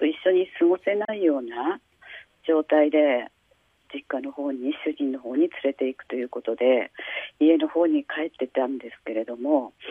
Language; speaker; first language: Japanese; native; Japanese